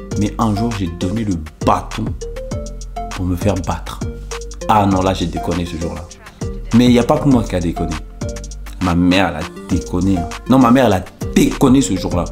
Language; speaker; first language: French; early bilingual, other home language; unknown